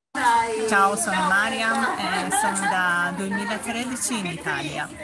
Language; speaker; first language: Italian; non-native, fluent; Persian